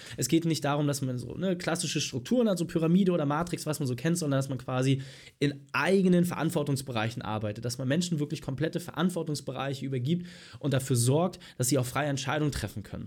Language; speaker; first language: German; native; German